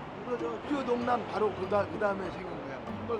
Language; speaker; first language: Korean; native; Korean